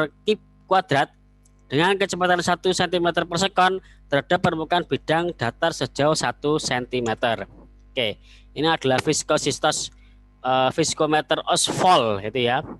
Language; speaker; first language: Indonesian; native; Indonesian